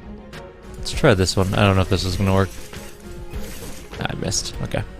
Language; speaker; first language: English; native; English